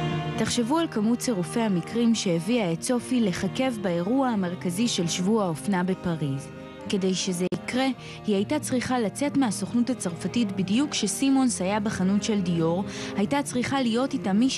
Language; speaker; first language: Hebrew; native; Hebrew